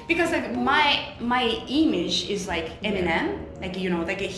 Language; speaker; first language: English; non-native, fluent; Japanese